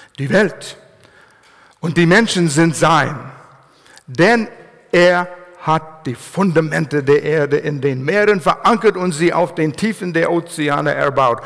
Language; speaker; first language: German; non-native, fluent; English